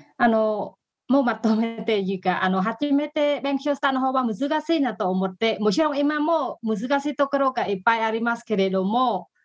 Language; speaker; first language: Japanese; non-native, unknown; Khmer